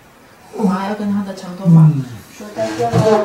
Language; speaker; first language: Chinese; native; Chinese